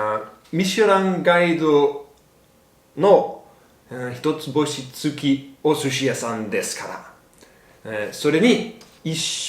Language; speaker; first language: Japanese; non-native, learner; English